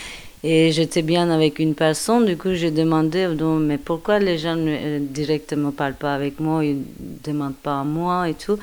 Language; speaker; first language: French; non-native, fluent; Turkish